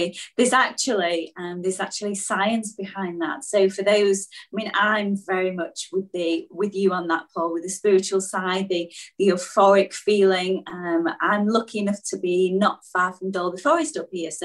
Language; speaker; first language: English; native; English